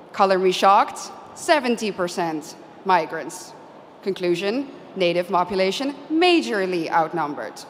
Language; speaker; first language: English; non-native, fluent; Dutch